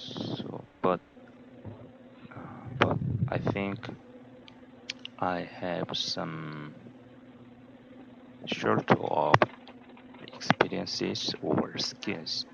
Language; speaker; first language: English; non-native, learner; Korean